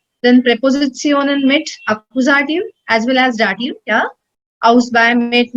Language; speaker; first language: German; non-native, learner; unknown